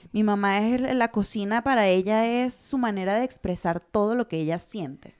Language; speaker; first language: Spanish; native; Spanish